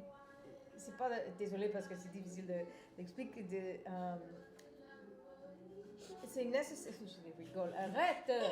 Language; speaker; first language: French; non-native, fluent; English